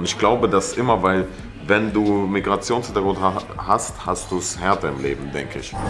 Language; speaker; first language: German; early bilingual, other home language; Russian